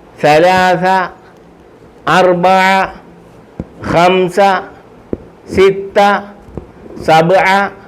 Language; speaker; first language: Arabic; non-native, fluent; Malayalam